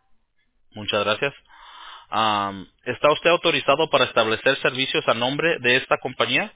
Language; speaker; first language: Spanish; early bilingual, heritage; Spanish